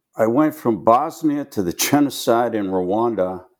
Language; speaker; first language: English; native; English